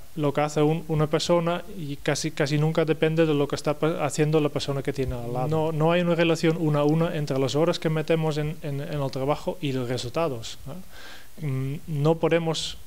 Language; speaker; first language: Spanish; non-native, fluent; Dutch